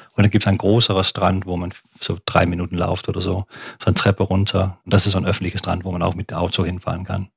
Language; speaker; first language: German; non-native, fluent; Danish